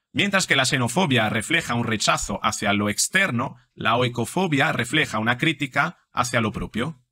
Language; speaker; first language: Spanish; non-native, fluent; Italian